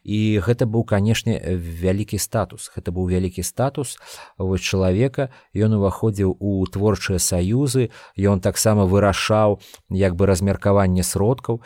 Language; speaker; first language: Belarusian; non-native, local second language; Russian